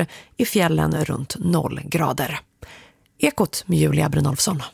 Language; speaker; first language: Swedish; native; Swedish